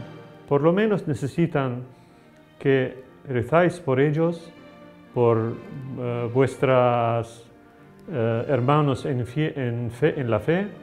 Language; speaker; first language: Spanish; non-native, learner; Arabic